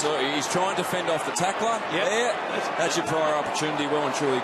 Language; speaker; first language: English; native; English